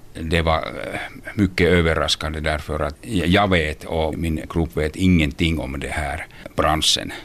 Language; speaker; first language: Swedish; non-native, local second language; Finnish